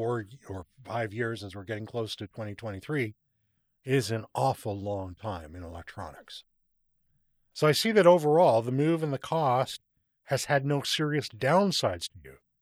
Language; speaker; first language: English; native; English